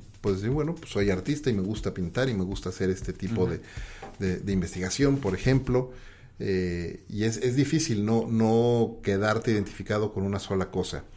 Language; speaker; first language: Spanish; native; Spanish